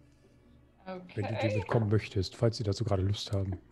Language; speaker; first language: German; native; German